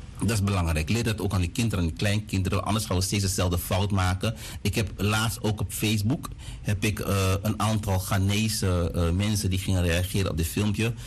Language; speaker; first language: Dutch; native; Dutch